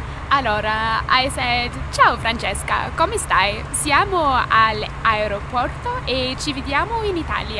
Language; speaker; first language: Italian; non-native, learner; English